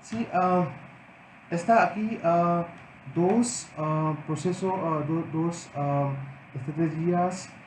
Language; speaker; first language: Spanish; non-native, learner; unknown